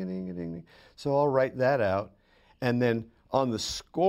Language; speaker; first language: English; native; English